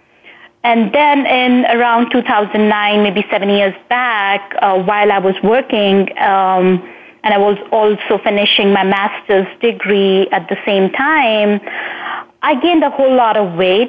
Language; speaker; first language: English; non-native, local second language; Hindi